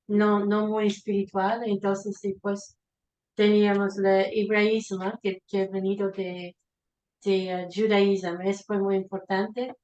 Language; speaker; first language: Spanish; non-native, fluent; Portuguese